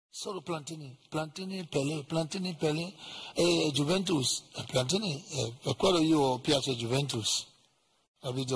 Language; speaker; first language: Italian; non-native, learner; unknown